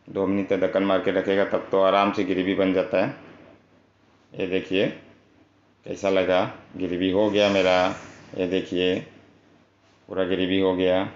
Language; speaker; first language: Hindi; non-native, local second language; Manipuri